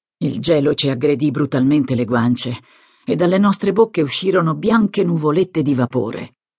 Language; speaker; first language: Italian; native; Italian